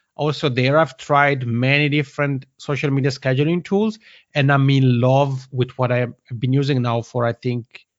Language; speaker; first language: English; non-native, fluent; Italian